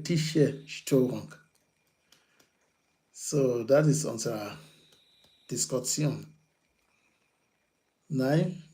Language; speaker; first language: German; non-native, learner; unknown